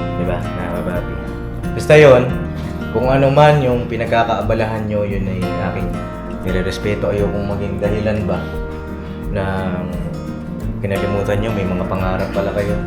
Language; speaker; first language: Filipino; native; Filipino